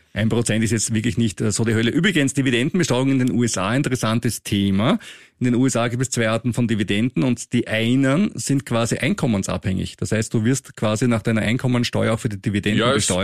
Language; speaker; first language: German; native; German